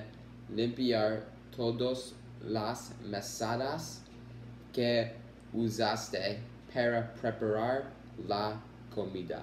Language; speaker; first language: Spanish; non-native, learner; English